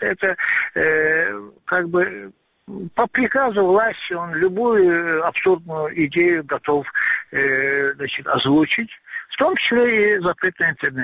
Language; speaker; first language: Russian; non-native, local second language; Azerbaijani